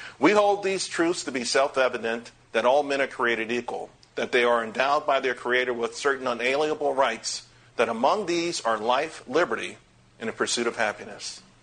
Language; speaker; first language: English; native; English